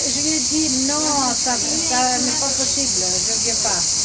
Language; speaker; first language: French; non-native, learner; Greek